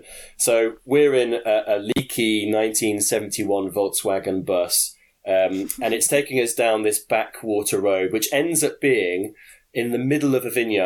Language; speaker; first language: English; native; English